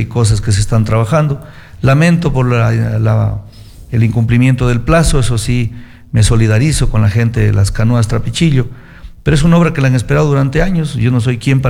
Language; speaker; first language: Spanish; native; Spanish